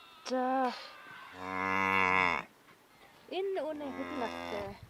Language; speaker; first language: Mongolian; non-native, learner; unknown